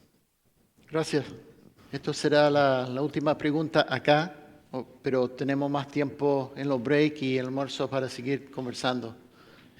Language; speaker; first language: Spanish; non-native, fluent; English